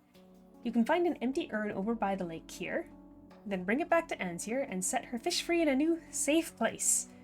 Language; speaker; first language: English; native; English